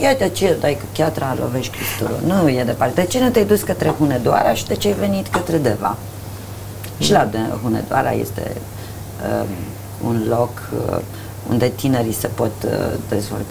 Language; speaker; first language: Romanian; native; Romanian